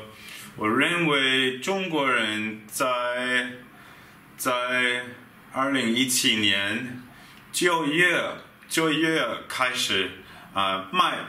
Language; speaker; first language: Chinese; non-native, fluent; German